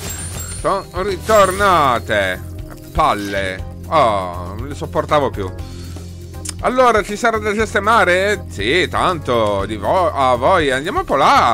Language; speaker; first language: Italian; native; Italian